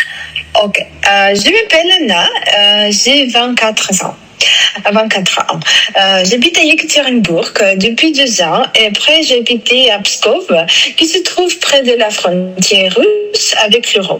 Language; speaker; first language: French; non-native, fluent; Russian